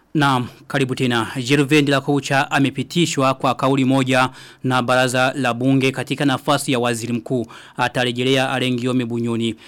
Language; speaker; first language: Swahili; non-native, local second language; Rundi